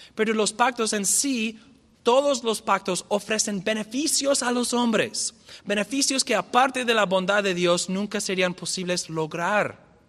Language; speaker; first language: Spanish; non-native, fluent; English